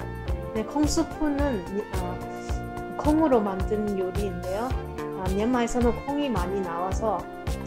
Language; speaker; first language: Korean; non-native, fluent; Burmese